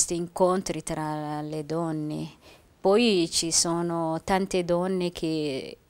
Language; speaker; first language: Italian; non-native, fluent; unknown